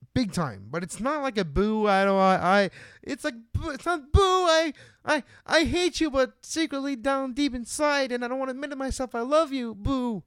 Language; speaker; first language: English; non-native, local second language; French